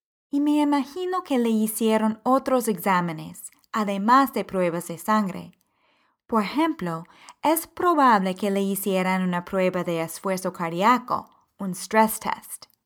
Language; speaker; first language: Spanish; non-native, fluent; English